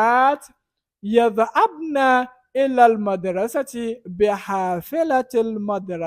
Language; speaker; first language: Arabic; non-native, fluent; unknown